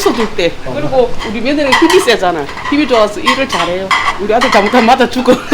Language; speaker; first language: Korean; native; Korean